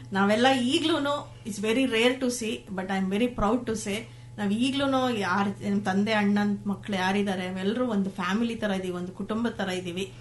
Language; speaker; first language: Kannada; native; Kannada